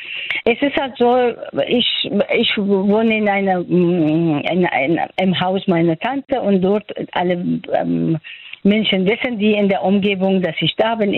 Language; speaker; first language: German; non-native, fluent; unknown